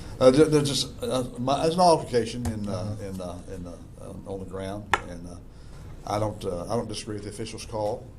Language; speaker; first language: English; native; English